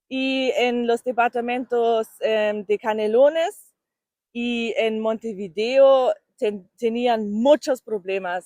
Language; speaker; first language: Spanish; non-native, fluent; German